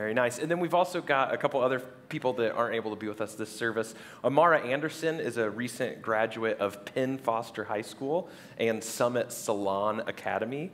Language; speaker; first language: English; native; English